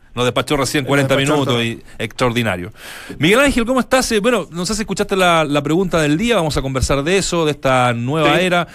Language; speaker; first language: Spanish; native; Spanish